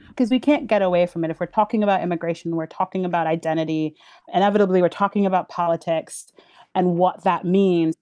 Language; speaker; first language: English; early bilingual, other home language; Haitian Creole